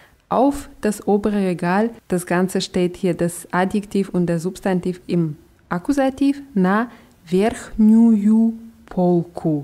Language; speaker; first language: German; non-native, fluent; Russian